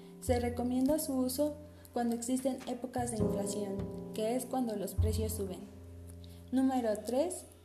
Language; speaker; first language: Spanish; native; Spanish